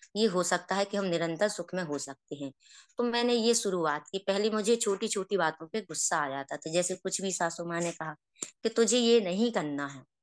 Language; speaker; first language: Hindi; native; Hindi